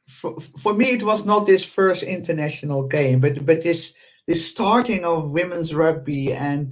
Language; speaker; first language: English; non-native, fluent; Dutch